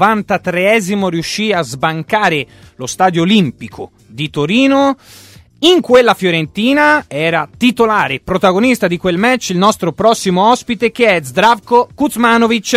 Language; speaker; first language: Italian; native; Italian